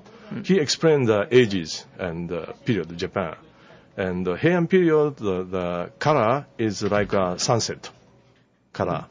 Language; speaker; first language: English; non-native, learner; Japanese